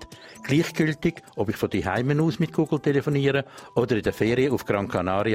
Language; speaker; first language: German; non-native, local second language; Swiss German